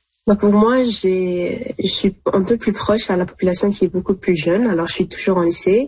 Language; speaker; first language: French; early bilingual, other home language; Arabic